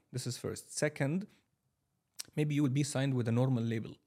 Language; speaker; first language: English; non-native, fluent; Arabic